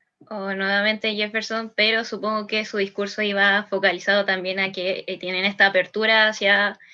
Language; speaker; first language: Spanish; native; Spanish